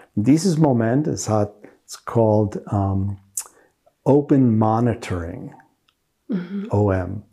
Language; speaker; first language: English; native; English